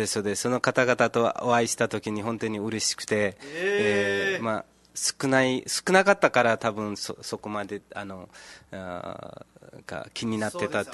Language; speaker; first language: Japanese; non-native, fluent; Nepali